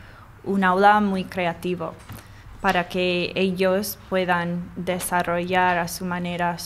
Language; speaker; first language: Spanish; non-native, learner; English